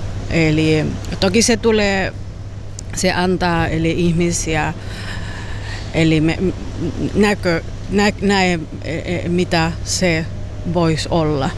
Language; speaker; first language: Finnish; non-native, learner; Spanish